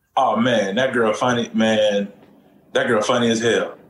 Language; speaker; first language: English; native; English